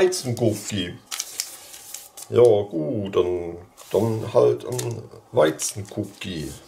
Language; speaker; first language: German; native; German